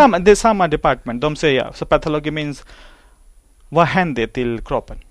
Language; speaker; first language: Swedish; non-native, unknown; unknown